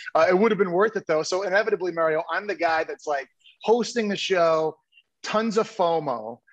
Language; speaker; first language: English; native; English